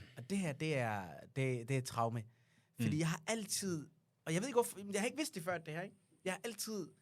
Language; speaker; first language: Danish; early bilingual, other home language; Somali